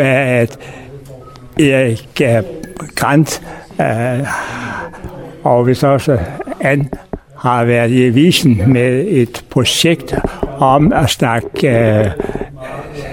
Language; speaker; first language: Danish; native; Danish